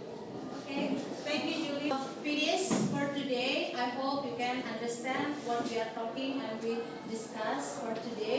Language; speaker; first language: English; non-native, fluent; Indonesian